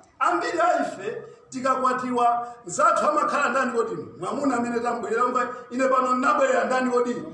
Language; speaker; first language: Nyanja; native; Nyanja